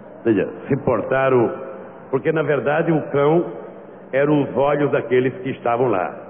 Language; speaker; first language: Portuguese; native; Portuguese